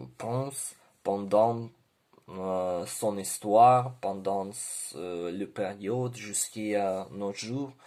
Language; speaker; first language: French; non-native, learner; Ukrainian